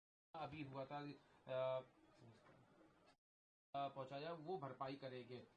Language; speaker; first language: Hindi; native; Hindi